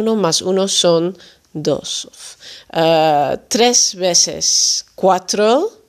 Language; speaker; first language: Spanish; non-native, fluent; Dutch